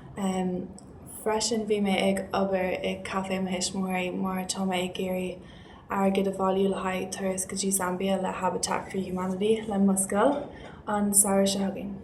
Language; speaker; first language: Irish; non-native, local second language; English